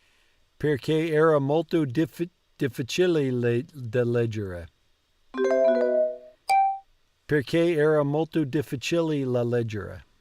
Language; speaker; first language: Italian; non-native, learner; English